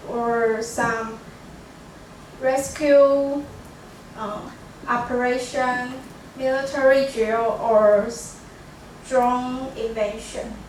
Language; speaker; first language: English; non-native, learner; Chinese